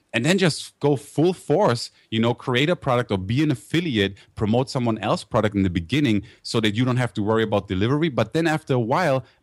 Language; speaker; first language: English; non-native, fluent; German